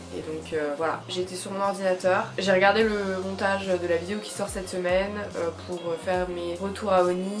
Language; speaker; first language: French; native; French